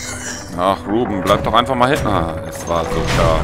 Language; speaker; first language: German; native; German